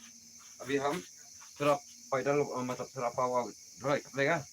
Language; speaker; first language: Hindi; non-native, local second language; Khasi